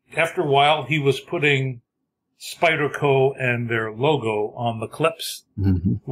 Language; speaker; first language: English; native; English